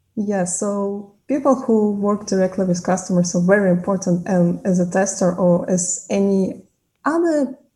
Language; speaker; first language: English; non-native, fluent; Russian